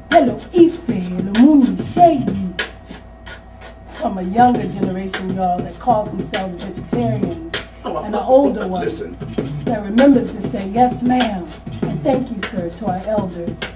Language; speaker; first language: English; native; English